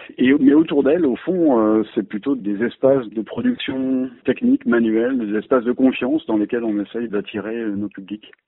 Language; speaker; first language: French; native; French